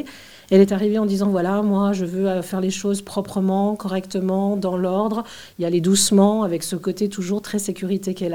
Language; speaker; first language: French; native; French